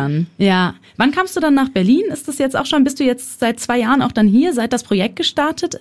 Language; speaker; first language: German; native; German